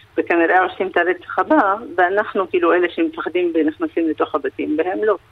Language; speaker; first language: Hebrew; non-native, local second language; Arabic